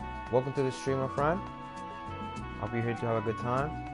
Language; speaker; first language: English; early bilingual, other home language; Spanish